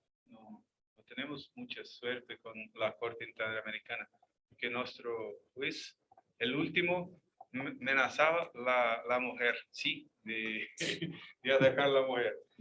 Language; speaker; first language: Spanish; non-native, fluent; Portuguese